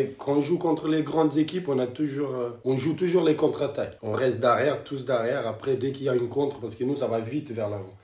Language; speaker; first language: French; non-native, fluent; Kabuverdianu